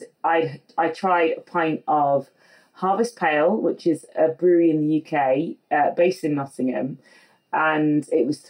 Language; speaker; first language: English; native; English